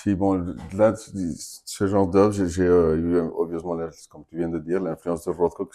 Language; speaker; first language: French; non-native, fluent; Spanish